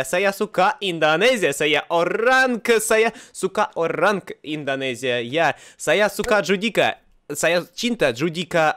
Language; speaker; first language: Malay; non-native, learner; Russian